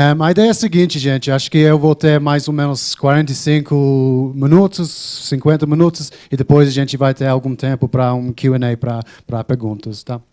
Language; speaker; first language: Portuguese; non-native, fluent; English